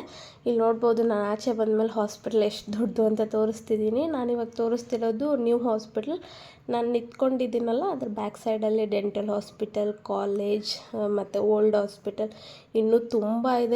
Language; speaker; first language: Kannada; native; Kannada